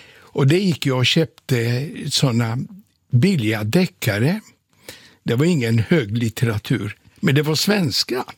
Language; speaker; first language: Swedish; non-native, fluent; Polish